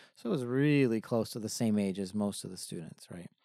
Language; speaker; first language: English; native; English